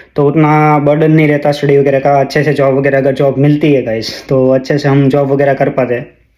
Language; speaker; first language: Hindi; non-native, local second language; Gujarati